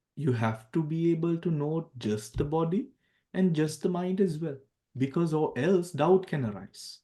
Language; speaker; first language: English; non-native, local second language; Sinhala